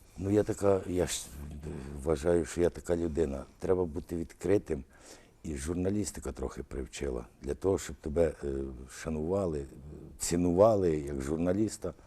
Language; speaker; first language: Ukrainian; early bilingual, other home language; Russian